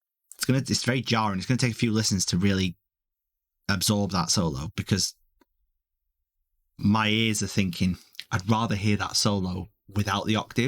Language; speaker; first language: English; native; English